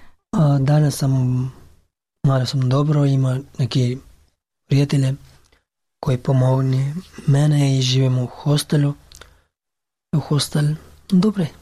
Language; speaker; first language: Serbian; non-native, learner; Pashto